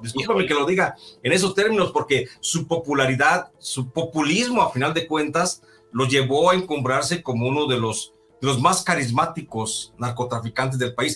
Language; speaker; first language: Spanish; native; Spanish